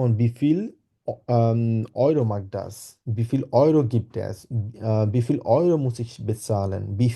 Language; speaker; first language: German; non-native, fluent; Bangla